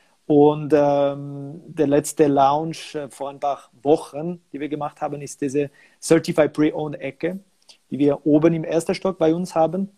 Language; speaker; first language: German; non-native, local second language; French